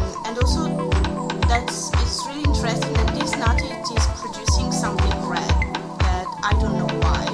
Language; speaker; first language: English; non-native, fluent; Italian